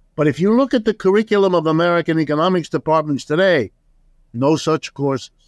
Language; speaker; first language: English; early bilingual, other home language; German